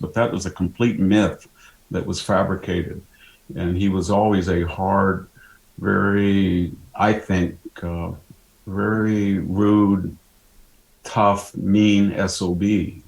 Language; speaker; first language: English; native; English